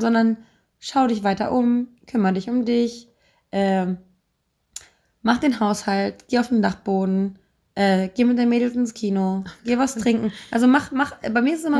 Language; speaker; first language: German; native; German